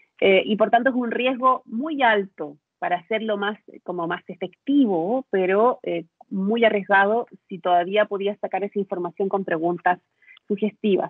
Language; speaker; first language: Spanish; native; Spanish